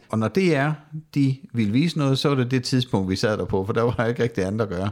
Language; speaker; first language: Danish; native; Danish